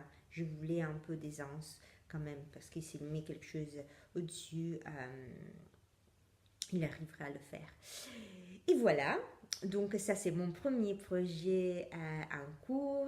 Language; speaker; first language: French; non-native, fluent; Italian